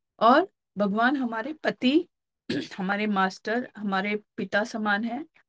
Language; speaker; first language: Hindi; non-native, local second language; Marathi